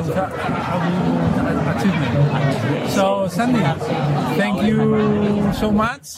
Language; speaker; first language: English; non-native, learner; Spanish